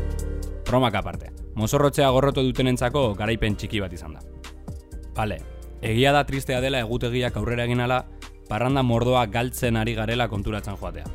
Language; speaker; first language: Basque; native; Basque